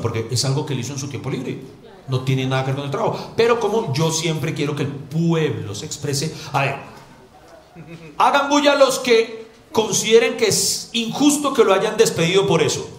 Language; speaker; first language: Spanish; native; Spanish